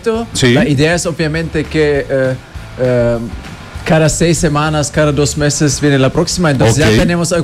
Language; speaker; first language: Spanish; non-native, fluent; German